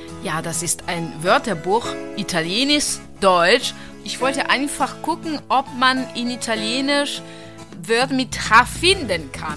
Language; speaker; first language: German; non-native, local second language; Italian